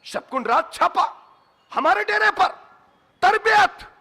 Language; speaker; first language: Hindi; non-native, local second language; Marathi